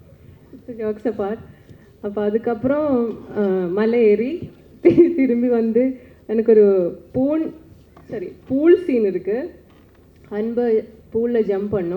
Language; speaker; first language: Tamil; non-native, learner; Malayalam